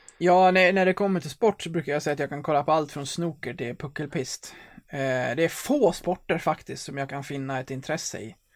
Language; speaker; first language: Swedish; native; Swedish